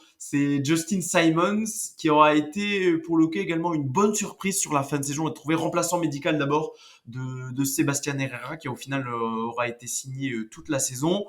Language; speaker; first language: French; native; French